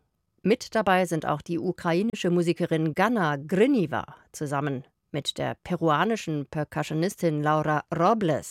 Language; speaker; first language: German; native; German